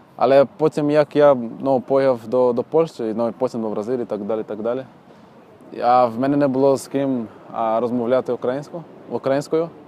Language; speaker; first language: Ukrainian; non-native, fluent; Portuguese